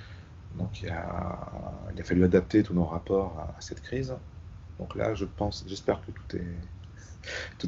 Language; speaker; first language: French; native; French